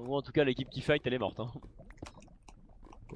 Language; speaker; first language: French; native; French